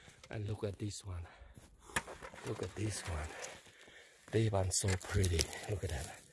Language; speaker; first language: English; non-native, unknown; Khmer